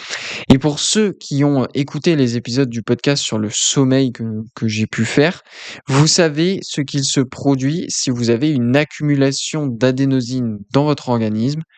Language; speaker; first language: French; native; French